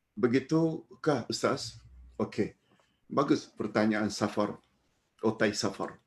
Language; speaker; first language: Malay; native; Malay